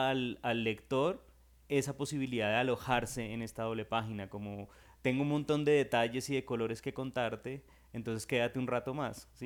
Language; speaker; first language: Spanish; native; Spanish